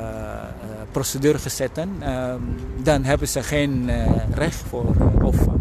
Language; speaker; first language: Dutch; non-native, fluent; Indonesian